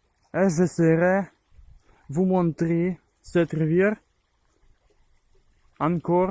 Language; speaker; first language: French; non-native, learner; Ukrainian